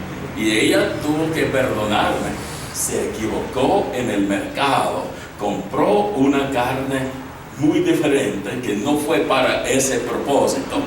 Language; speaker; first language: Spanish; non-native, fluent; English